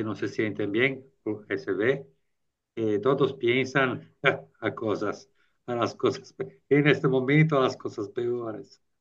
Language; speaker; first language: Spanish; non-native, learner; Italian